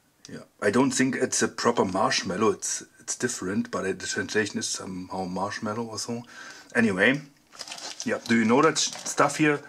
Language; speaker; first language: English; non-native, fluent; German